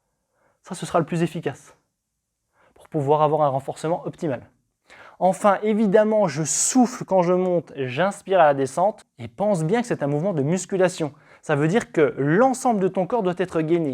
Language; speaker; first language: French; native; French